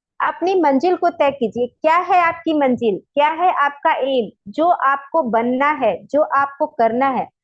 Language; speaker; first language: Hindi; native; Hindi